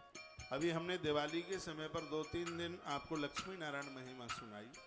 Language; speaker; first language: Hindi; native; Hindi